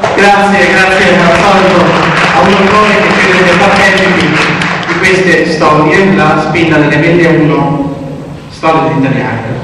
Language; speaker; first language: Italian; native; Italian